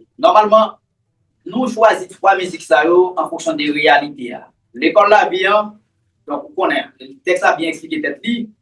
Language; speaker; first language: Haitian Creole; native; Haitian Creole